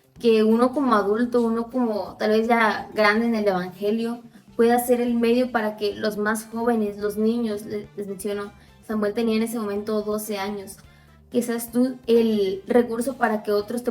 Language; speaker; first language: Spanish; native; Spanish